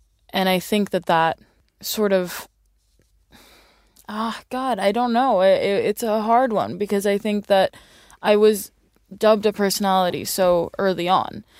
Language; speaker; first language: English; early bilingual, other home language; Swedish